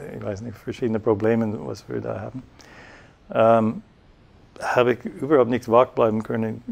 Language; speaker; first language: German; non-native, fluent; English